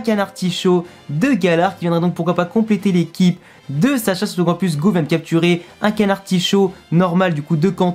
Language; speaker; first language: French; native; French